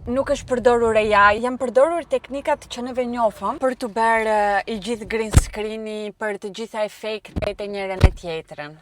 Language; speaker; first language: Albanian; early bilingual, heritage; Albanian